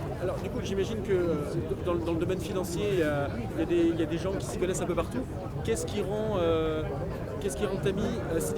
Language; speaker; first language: French; native; French